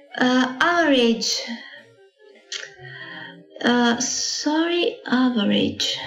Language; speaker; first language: English; non-native, learner; Italian